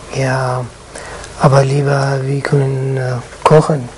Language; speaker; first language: German; non-native, learner; Arabic